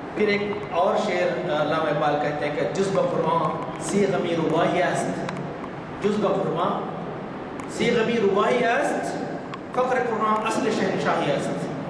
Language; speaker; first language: Urdu; native; Urdu